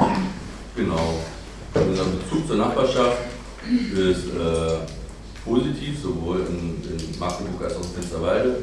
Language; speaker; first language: German; native; German